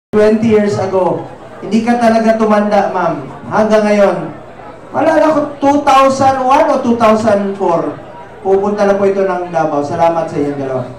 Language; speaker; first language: Filipino; non-native, local second language; Cebuano